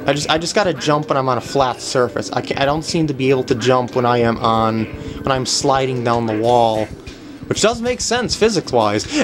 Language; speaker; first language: English; native; English